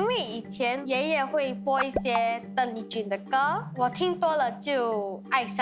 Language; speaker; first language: Chinese; non-native, local second language; English